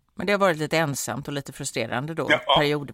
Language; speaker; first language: Swedish; native; Swedish